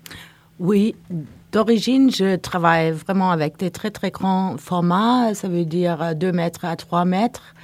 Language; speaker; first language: French; non-native, learner; Norwegian